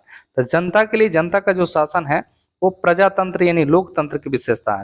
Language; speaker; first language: Hindi; native; Hindi